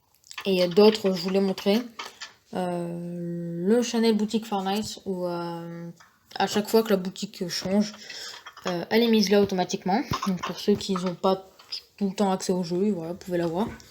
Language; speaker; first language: French; native; French